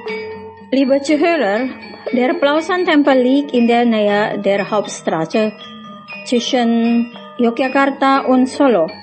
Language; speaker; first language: German; non-native, fluent; Indonesian